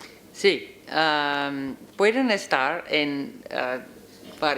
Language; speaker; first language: Spanish; non-native, learner; Dutch